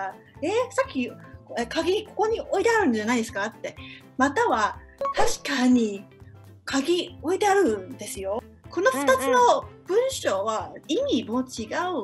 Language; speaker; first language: Japanese; non-native, fluent; Cantonese